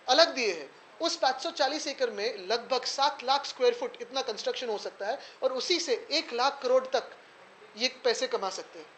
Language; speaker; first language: Hindi; non-native, local second language; Marathi